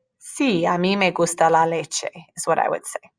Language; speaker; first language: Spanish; non-native, fluent; English